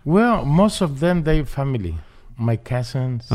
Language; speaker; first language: English; non-native, learner; Spanish